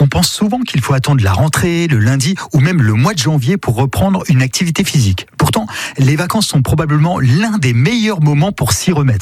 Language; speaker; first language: French; native; French